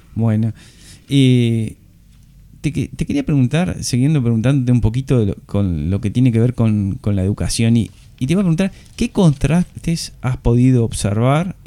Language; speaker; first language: Spanish; native; Spanish